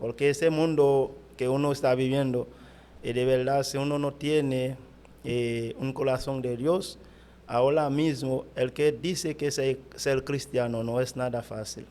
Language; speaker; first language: Spanish; non-native, fluent; Haitian Creole